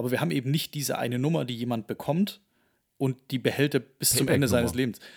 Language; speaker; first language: German; native; German